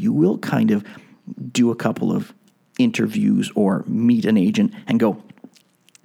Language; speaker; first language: English; native; English